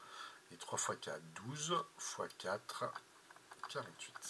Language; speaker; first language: French; native; French